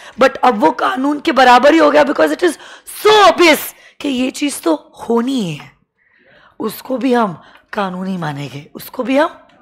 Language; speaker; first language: Hindi; native; Hindi